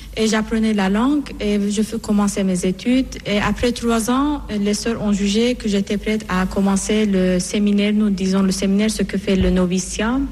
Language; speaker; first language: French; non-native, fluent; Persian